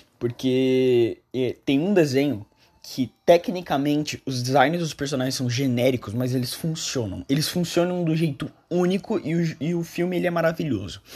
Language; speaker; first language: Portuguese; native; Portuguese